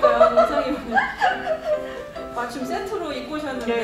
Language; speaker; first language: Korean; native; Korean